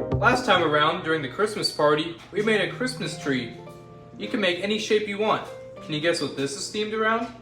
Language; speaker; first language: English; native; English